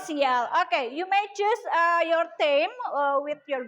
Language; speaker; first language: English; non-native, learner; Indonesian